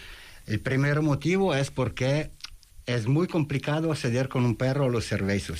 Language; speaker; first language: Spanish; non-native, fluent; Italian